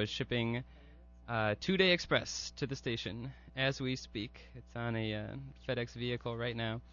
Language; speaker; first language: English; native; English